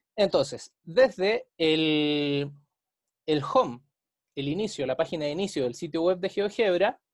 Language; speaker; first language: Spanish; native; Spanish